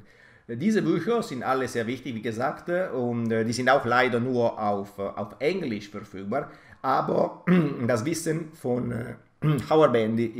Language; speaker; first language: German; non-native, fluent; Italian